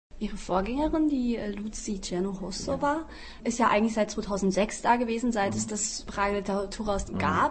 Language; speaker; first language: German; native; German